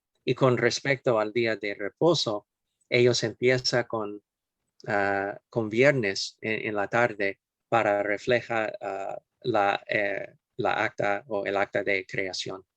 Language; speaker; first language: Spanish; non-native, fluent; English